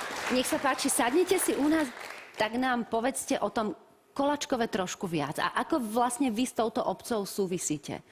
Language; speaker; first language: Slovak; native; Slovak